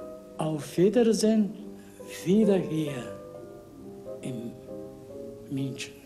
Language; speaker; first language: German; non-native, learner; Bulgarian